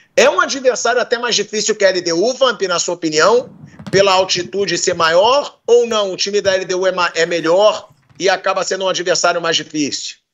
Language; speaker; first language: Portuguese; native; Portuguese